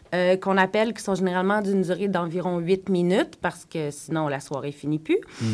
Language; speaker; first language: French; native; French